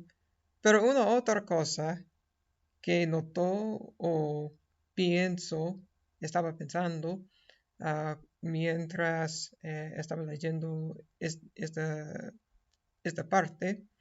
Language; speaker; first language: Spanish; non-native, fluent; English